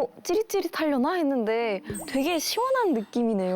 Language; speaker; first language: Korean; native; Korean